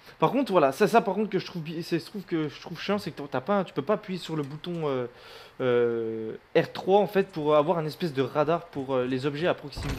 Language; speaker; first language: French; native; French